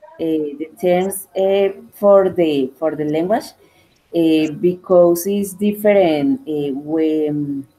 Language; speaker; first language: English; non-native, learner; Spanish